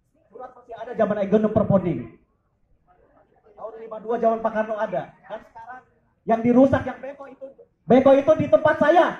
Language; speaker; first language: Indonesian; native; Indonesian